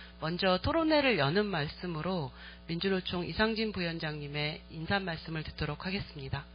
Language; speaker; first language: Korean; native; Korean